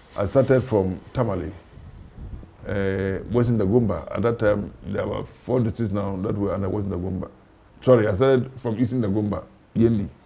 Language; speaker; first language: English; non-native, local second language; Hausa